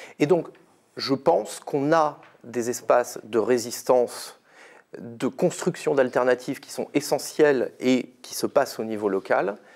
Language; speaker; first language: French; native; French